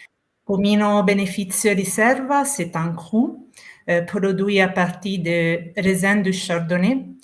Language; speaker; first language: French; non-native, fluent; Italian